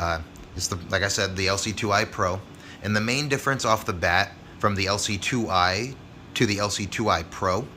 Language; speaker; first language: English; native; English